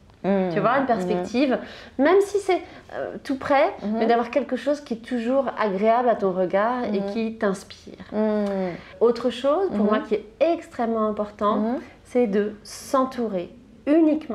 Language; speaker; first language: French; native; French